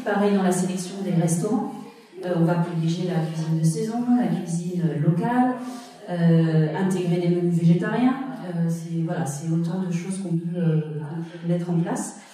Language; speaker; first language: French; native; French